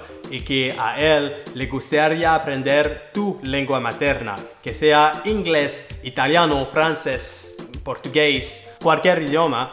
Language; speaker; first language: Spanish; non-native, learner; French